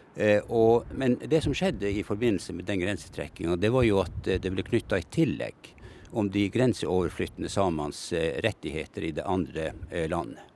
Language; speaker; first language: Norwegian; native; Norwegian